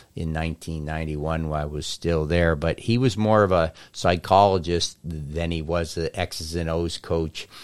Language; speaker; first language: English; native; English